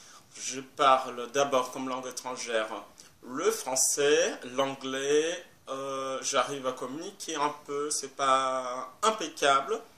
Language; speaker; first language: French; non-native, fluent; Portuguese